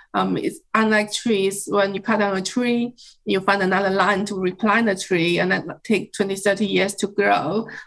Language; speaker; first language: English; non-native, fluent; Chinese